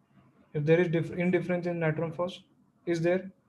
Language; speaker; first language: English; non-native, local second language; Hindi